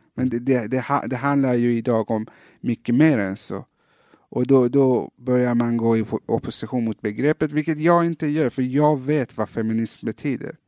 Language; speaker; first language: Swedish; early bilingual, other home language; Persian